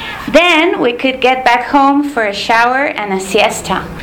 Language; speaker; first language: English; non-native, fluent; Spanish